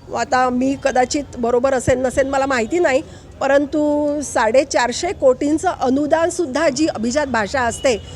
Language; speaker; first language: Marathi; native; Marathi